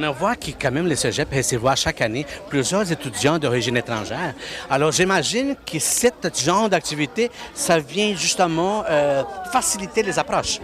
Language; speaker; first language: French; non-native, fluent; Portuguese